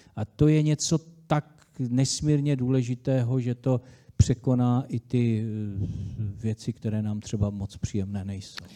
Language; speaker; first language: Czech; native; Czech